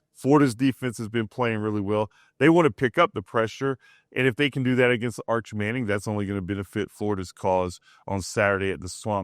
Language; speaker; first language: English; native; English